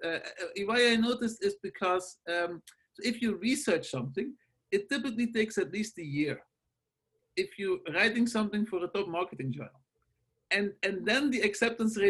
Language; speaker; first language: English; non-native, fluent; Dutch